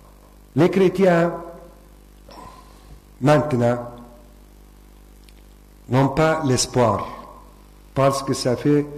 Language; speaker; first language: French; non-native, fluent; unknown